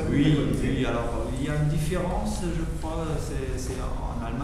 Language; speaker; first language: French; non-native, fluent; German